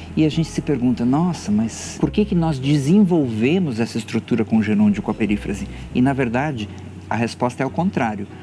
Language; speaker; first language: Portuguese; native; Portuguese